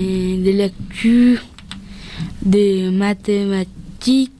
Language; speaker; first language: French; early bilingual, other home language; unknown